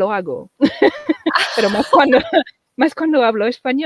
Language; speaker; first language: Spanish; non-native, fluent; English